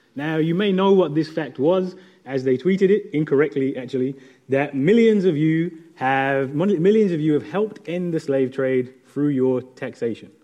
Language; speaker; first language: English; native; English